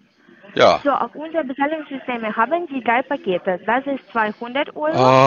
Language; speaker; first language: German; non-native, learner; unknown